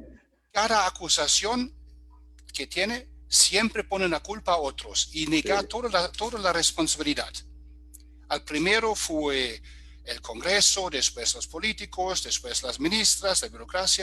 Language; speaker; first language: Spanish; non-native, fluent; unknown